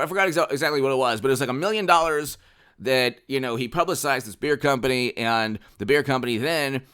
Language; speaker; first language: English; native; English